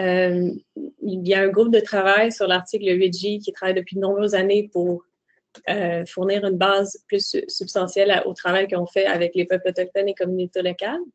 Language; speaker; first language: French; native; French